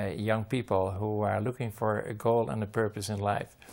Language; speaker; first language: English; non-native, fluent; Dutch